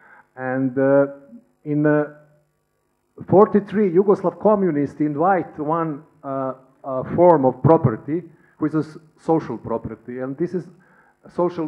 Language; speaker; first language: English; non-native, learner; Serbian